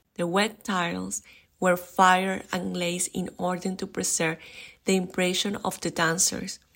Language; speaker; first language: English; non-native, fluent; Spanish